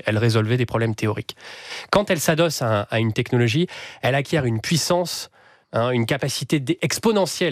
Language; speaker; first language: French; native; French